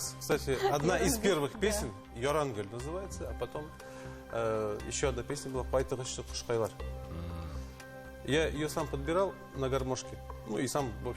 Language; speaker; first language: Russian; non-native, local second language; Tatar